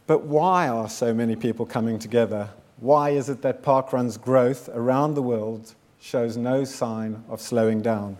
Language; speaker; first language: English; native; English